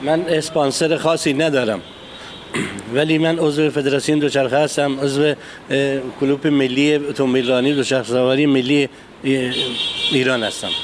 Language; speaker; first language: Persian; non-native, local second language; Kurdish